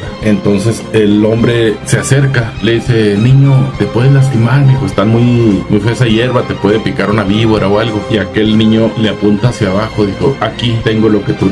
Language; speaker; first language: Spanish; native; Spanish